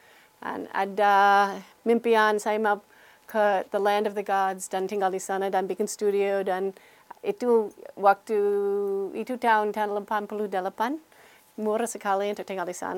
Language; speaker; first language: Indonesian; non-native, fluent; English